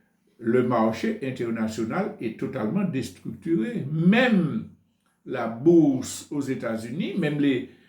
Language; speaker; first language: French; native; French